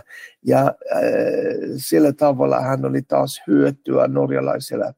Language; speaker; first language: Finnish; non-native, fluent; Norwegian